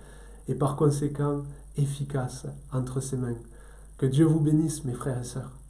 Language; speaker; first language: French; native; French